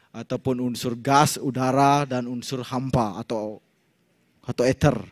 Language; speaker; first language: Indonesian; native; Indonesian